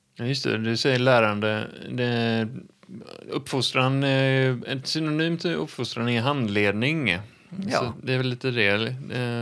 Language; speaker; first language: Swedish; native; Swedish